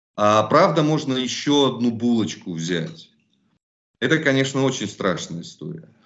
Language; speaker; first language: Russian; native; Russian